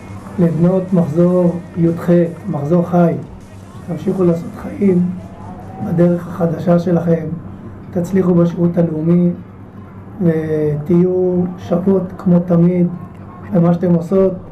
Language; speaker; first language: Hebrew; native; Hebrew